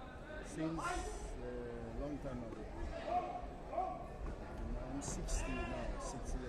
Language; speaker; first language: English; non-native, learner; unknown